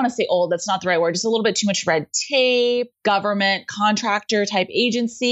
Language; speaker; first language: English; native; English